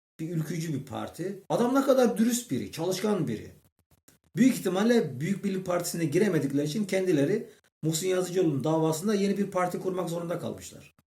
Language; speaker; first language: Turkish; early bilingual, heritage; Turkish